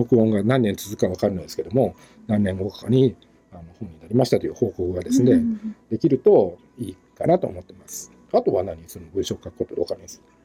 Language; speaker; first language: Japanese; native; Japanese